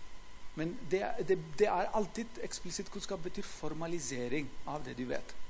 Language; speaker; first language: Norwegian; non-native, fluent; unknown